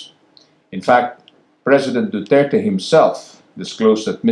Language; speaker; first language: English; non-native, local second language; Filipino